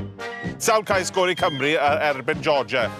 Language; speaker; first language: Welsh; non-native, learner; English